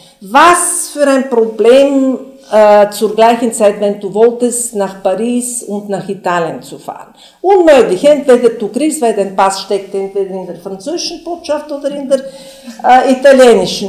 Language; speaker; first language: German; non-native, fluent; Bulgarian